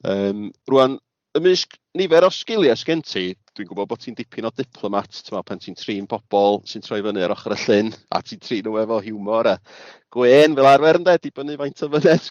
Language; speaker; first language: Welsh; native; Welsh